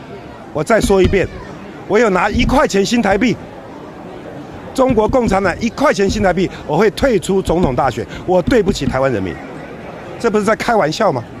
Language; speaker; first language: Chinese; native; Chinese